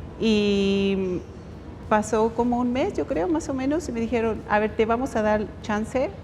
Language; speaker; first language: Spanish; native; Spanish